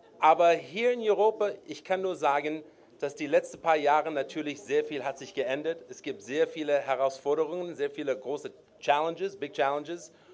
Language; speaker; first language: German; non-native, fluent; English